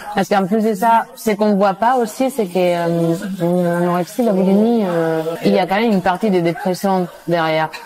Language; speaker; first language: French; non-native, fluent; Spanish